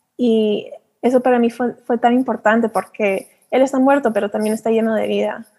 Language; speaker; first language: Spanish; early bilingual, heritage; Spanish